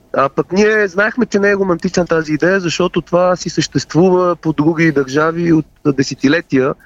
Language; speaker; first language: Bulgarian; native; Bulgarian